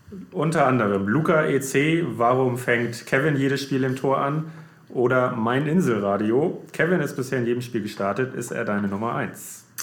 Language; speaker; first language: German; native; German